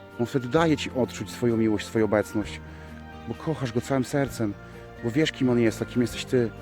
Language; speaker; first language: Polish; native; Polish